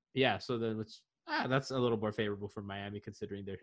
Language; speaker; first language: English; native; English